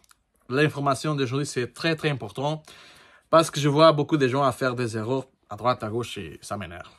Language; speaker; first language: French; non-native, learner; Portuguese